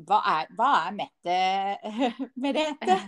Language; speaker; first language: Norwegian; non-native, fluent; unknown